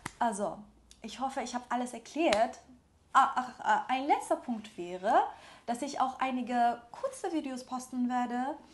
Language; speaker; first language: German; non-native, fluent; Persian